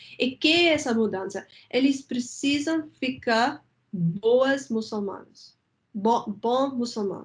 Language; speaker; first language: Portuguese; non-native, fluent; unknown